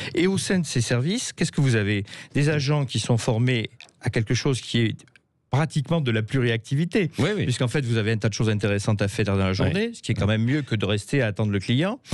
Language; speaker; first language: French; native; French